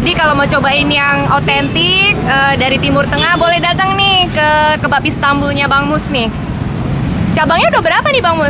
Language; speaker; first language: Indonesian; native; Indonesian